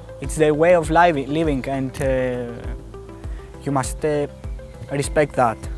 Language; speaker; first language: English; non-native, fluent; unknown